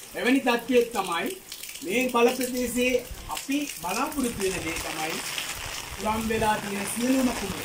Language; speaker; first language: Sinhala; non-native, local second language; Tamil